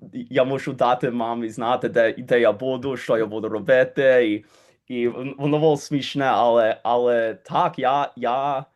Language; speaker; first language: Ukrainian; early bilingual, heritage; Ukrainian